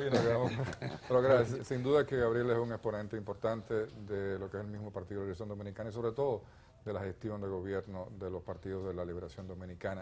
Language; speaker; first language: Spanish; native; Spanish